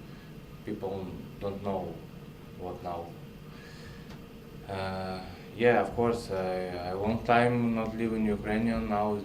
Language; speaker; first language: English; non-native, learner; Russian